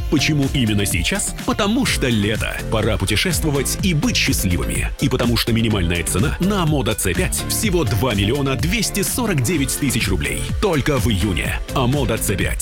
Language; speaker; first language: Russian; native; Russian